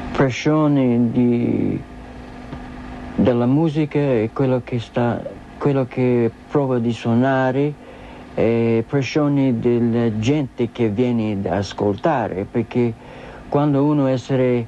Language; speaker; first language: Italian; non-native, learner; English